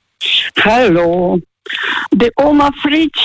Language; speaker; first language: German; non-native, fluent; Russian